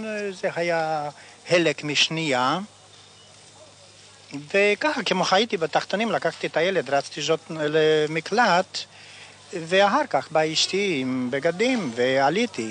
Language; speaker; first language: Hebrew; non-native, fluent; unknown